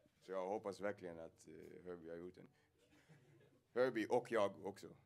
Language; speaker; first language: Swedish; non-native, fluent; English